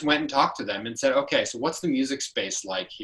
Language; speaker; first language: English; native; English